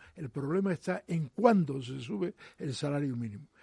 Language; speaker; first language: Spanish; native; Spanish